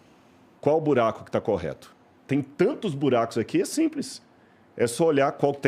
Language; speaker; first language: Portuguese; native; Portuguese